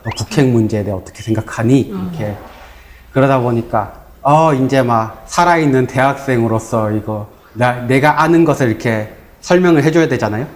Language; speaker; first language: Korean; native; Korean